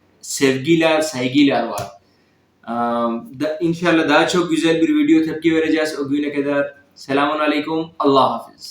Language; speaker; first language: Turkish; non-native, learner; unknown